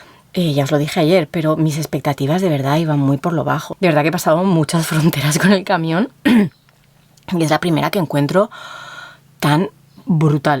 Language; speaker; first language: Spanish; native; Spanish